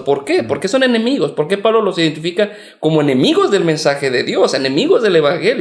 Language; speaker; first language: Spanish; native; Spanish